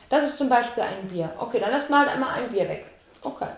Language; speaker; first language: German; native; German